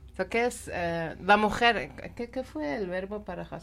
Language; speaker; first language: Spanish; non-native, learner; Persian